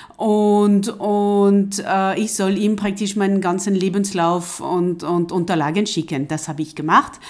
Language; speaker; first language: German; non-native, fluent; French